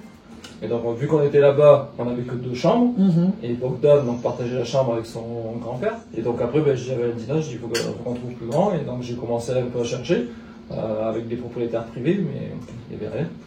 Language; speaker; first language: French; native; French